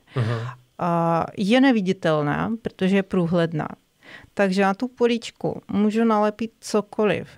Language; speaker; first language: Czech; non-native, fluent; Russian